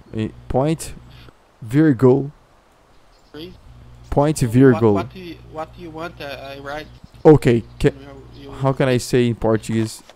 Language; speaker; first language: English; non-native, fluent; Portuguese